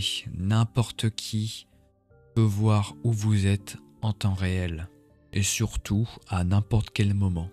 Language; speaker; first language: French; native; French